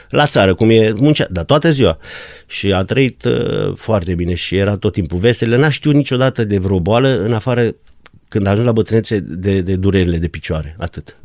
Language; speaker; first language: Romanian; non-native, local second language; German